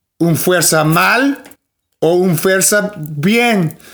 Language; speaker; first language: Spanish; non-native, learner; English